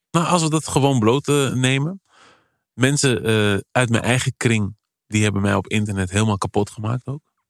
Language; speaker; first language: Dutch; early bilingual, other home language; Kabuverdianu